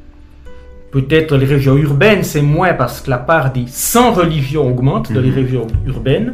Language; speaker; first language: French; native; French